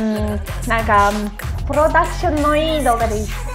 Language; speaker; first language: Japanese; non-native, fluent; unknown